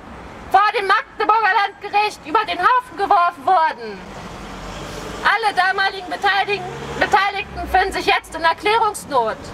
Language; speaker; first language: German; native; German